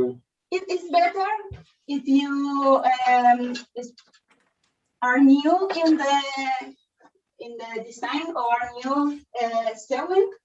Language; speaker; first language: English; non-native, learner; Spanish